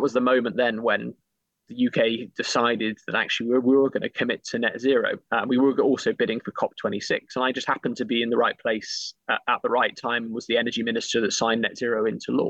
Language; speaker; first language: English; native; English